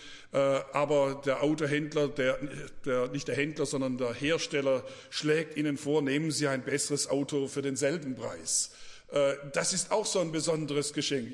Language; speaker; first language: German; native; German